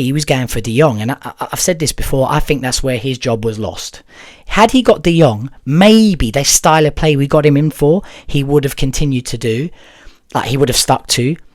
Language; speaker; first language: English; native; English